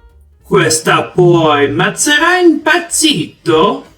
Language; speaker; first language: Italian; non-native, learner; Portuguese